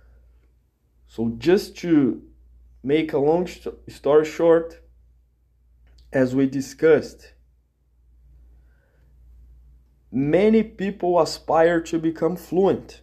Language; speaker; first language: English; non-native, fluent; Portuguese